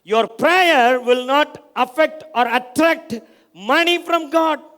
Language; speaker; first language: English; non-native, local second language; Tamil